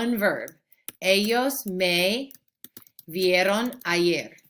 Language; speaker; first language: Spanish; non-native, fluent; English